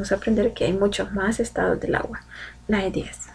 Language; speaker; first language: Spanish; native; Spanish